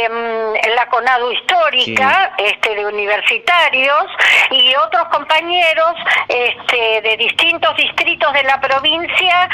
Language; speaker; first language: Spanish; native; Spanish